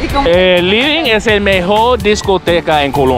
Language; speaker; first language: Spanish; non-native, learner; English